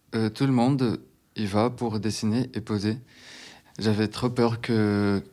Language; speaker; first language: French; non-native, fluent; Portuguese